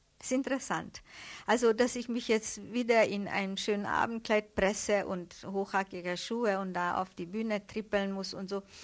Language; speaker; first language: German; non-native, fluent; Hungarian